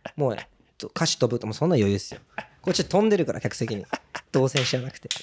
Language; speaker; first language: Japanese; early bilingual, other home language; Portuguese